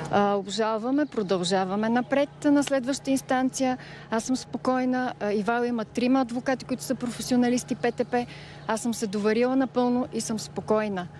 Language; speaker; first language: Bulgarian; native; Bulgarian